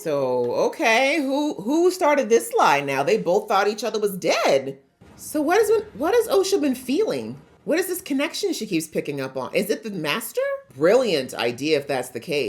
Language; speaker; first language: English; native; English